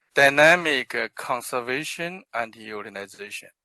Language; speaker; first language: English; non-native, fluent; Chinese